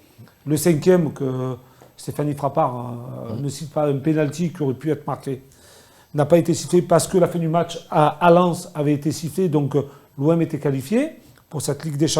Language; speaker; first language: French; native; French